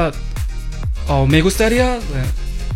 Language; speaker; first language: Spanish; non-native, learner; Korean